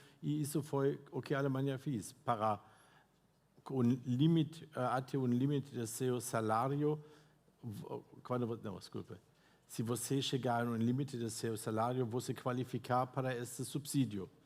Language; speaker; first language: Portuguese; non-native, fluent; German